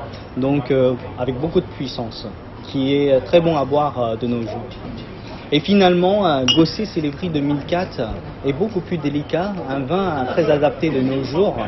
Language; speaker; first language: French; non-native, fluent; Cantonese